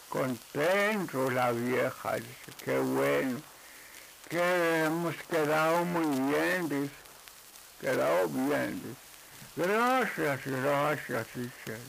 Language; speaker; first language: Spanish; non-native, local second language; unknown